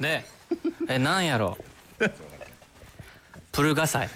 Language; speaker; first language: Korean; non-native, learner; Japanese